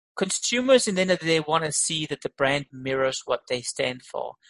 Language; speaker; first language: English; non-native, fluent; Danish